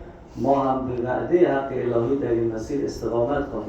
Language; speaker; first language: Persian; native; Persian